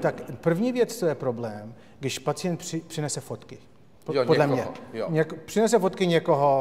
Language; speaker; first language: Czech; early bilingual, heritage; Czech